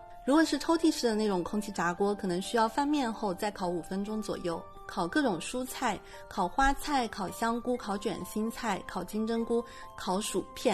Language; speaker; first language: Chinese; native; Chinese